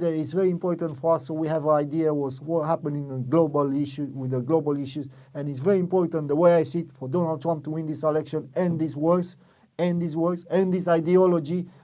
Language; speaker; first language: English; non-native, fluent; Romanian